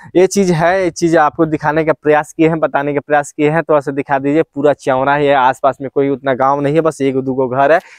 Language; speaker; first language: Hindi; native; Hindi